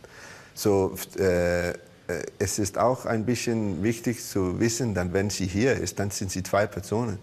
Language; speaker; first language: German; non-native, learner; Danish